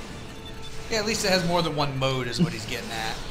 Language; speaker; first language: English; native; English